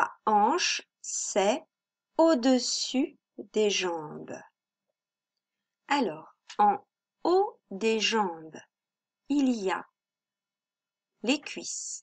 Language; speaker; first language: French; native; French